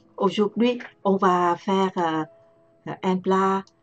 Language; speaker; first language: French; non-native, learner; Vietnamese